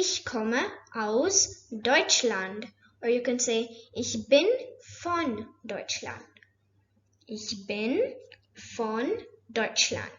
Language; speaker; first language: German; non-native, fluent; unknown